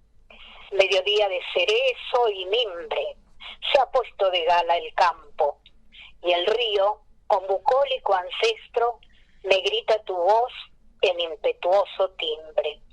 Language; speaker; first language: Spanish; native; Spanish